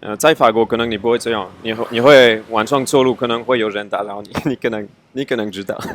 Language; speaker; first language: Chinese; non-native, fluent; French